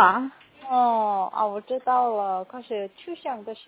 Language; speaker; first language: Chinese; non-native, learner; Korean